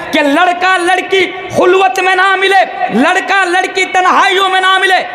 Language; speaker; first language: Hindi; non-native, local second language; Bangla